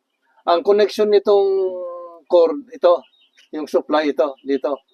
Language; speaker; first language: Filipino; native; Filipino